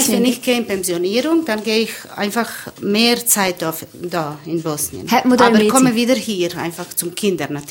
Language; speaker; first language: German; non-native, learner; Bosnian